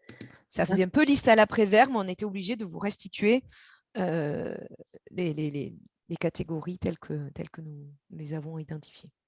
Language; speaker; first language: French; native; French